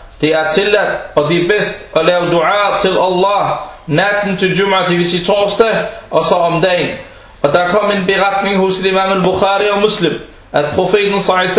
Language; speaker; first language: Danish; non-native, fluent; Arabic